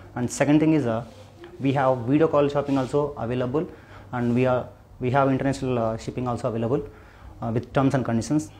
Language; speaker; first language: English; non-native, local second language; Telugu